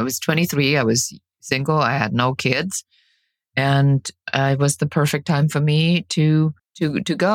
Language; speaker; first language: English; non-native, fluent; German